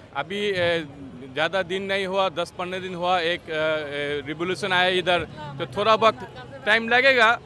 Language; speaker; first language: Hindi; non-native, fluent; Bangla